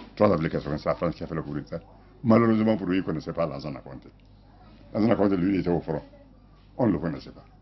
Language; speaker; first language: French; non-native, local second language; Mandingo